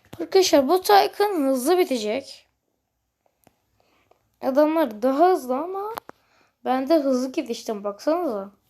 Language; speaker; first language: Turkish; native; Turkish